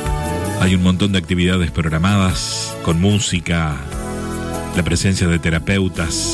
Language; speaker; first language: Spanish; native; Spanish